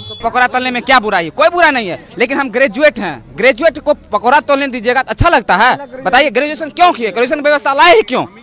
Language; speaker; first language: Hindi; native; Hindi